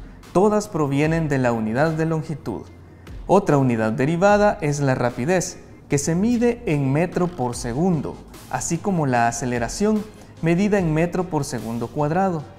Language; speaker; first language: Spanish; native; Spanish